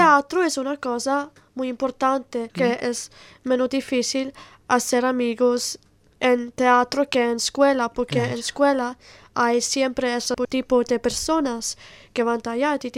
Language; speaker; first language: Spanish; non-native, learner; Italian